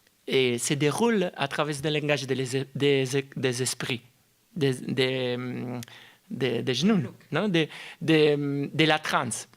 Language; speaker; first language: French; non-native, fluent; Italian